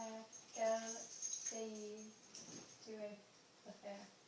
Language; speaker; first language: French; non-native, learner; English